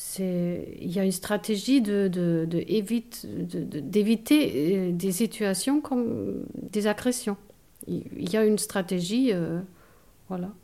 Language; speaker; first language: French; non-native, fluent; German